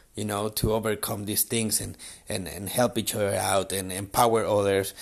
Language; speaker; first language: English; non-native, fluent; Spanish